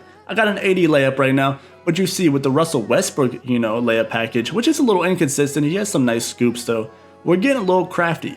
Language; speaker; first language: English; native; English